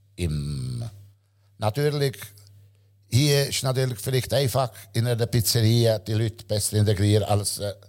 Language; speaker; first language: German; non-native, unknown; Italian